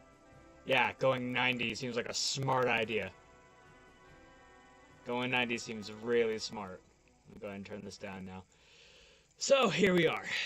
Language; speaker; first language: English; native; English